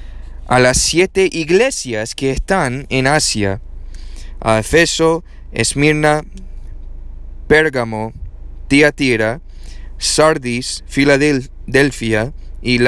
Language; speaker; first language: Spanish; non-native, learner; English